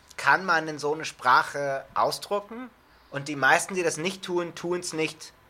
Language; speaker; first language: German; non-native, fluent; English